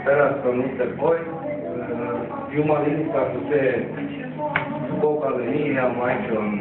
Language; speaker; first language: Estonian; non-native, learner; Armenian